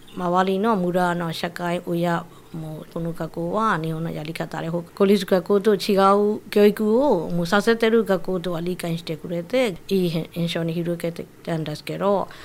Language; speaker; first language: Japanese; non-native, fluent; Burmese